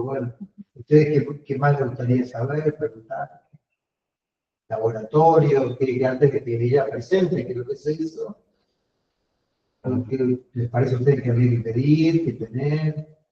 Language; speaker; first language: Spanish; native; Spanish